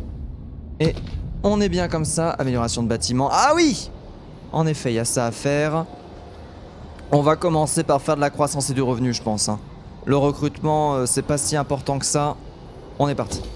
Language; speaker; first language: French; native; French